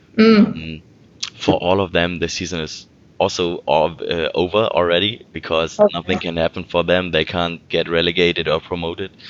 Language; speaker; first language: English; non-native, fluent; German